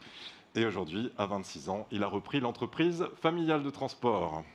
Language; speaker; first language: French; native; French